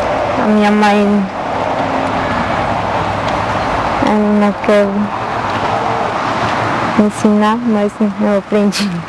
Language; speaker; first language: Portuguese; non-native, local second language; Guarani